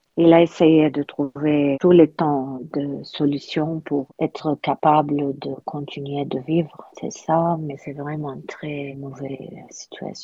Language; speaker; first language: French; non-native, learner; Arabic